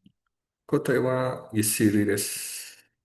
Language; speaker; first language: Japanese; non-native, learner; Indonesian